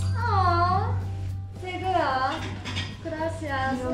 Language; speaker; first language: Spanish; non-native, learner; Japanese